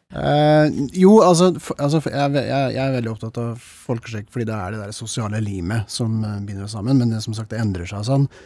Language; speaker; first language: Norwegian; native; Norwegian